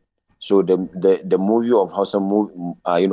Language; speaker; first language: English; non-native, local second language; Hausa